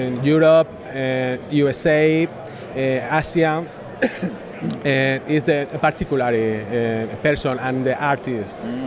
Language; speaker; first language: English; non-native, learner; Spanish